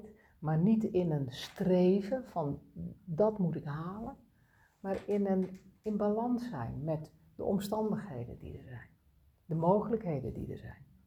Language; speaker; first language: Dutch; native; Dutch